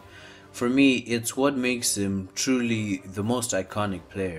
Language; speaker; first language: English; native; English